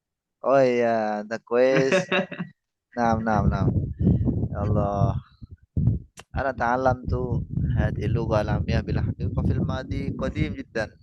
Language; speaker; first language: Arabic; non-native, fluent; Indonesian